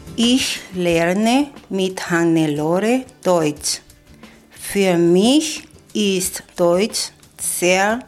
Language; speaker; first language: German; non-native, learner; Spanish